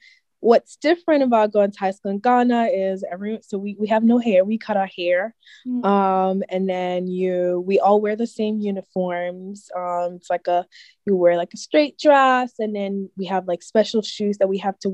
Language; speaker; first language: English; non-native, local second language; Akan